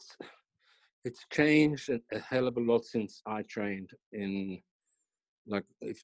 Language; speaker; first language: English; native; English